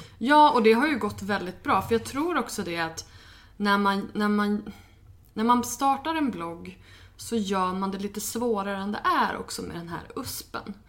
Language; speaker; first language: Swedish; native; Swedish